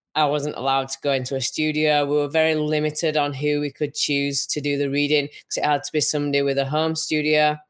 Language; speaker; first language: English; native; English